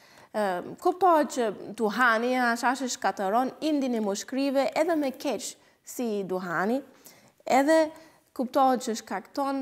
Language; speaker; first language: Albanian; non-native, fluent; German